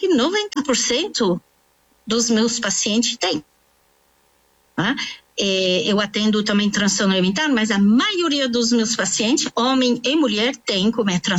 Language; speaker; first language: Portuguese; non-native, fluent; French